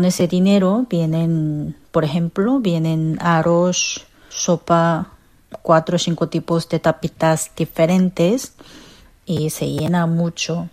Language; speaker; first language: Spanish; non-native, learner; Korean